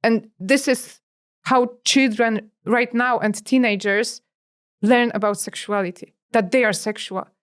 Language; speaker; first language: English; non-native, fluent; Polish